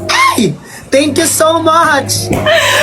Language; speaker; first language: Filipino; native; Filipino